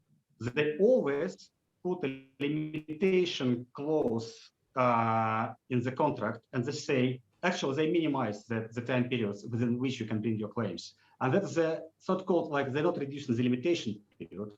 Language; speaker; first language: English; non-native, fluent; Russian